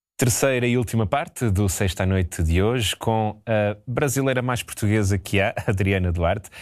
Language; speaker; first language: Portuguese; native; Portuguese